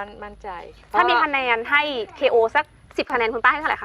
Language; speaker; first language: Thai; native; Thai